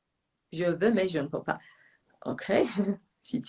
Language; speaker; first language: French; non-native, fluent; Persian